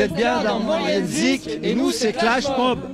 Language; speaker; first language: French; native; French